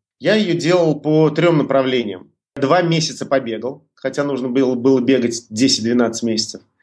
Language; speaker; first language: Russian; native; Russian